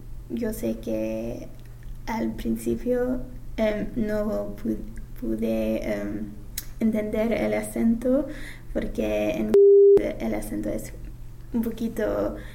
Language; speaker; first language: Spanish; non-native, fluent; English